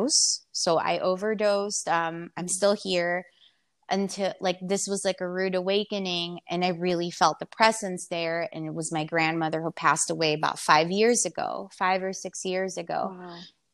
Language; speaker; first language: English; non-native, local second language; Filipino